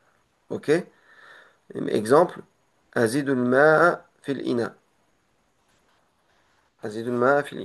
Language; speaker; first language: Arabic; non-native, learner; French